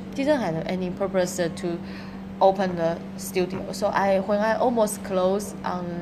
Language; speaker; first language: English; non-native, learner; Chinese